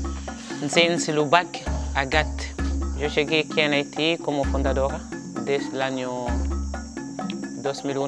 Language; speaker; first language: Spanish; non-native, fluent; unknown